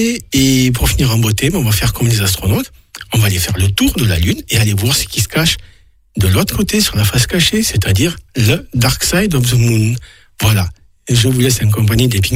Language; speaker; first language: French; native; French